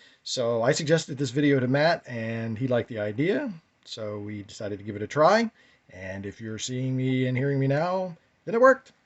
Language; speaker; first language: English; native; English